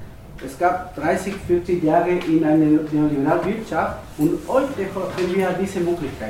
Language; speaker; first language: German; non-native, learner; Spanish